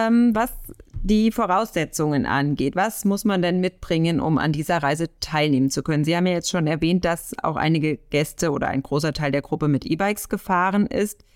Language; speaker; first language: German; native; German